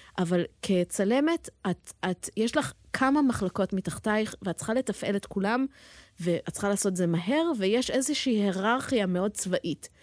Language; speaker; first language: Hebrew; early bilingual, heritage; Hebrew